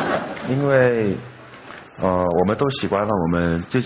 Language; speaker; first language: Chinese; non-native, fluent; Korean